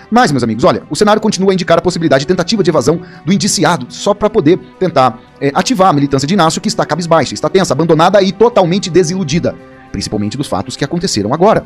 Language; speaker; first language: Portuguese; native; Portuguese